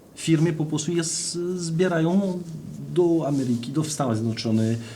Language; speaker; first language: Polish; non-native, fluent; French